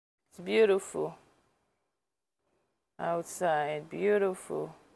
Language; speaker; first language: English; non-native, fluent; Haitian Creole